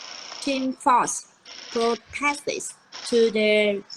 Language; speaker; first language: English; non-native, learner; Vietnamese